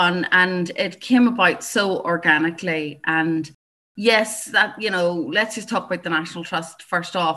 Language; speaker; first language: English; native; English